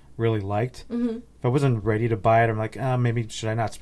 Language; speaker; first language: English; native; English